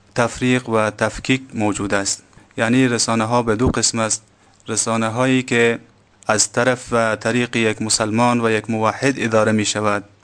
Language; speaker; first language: Persian; native; Persian